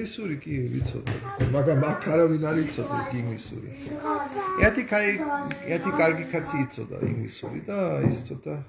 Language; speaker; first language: Georgian; non-native, learner; German